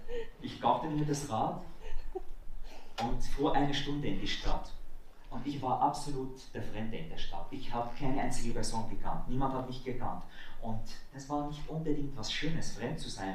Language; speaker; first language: German; non-native, fluent; Arabic